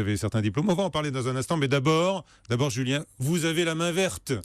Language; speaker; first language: French; native; French